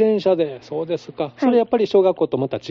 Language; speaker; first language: Japanese; native; Japanese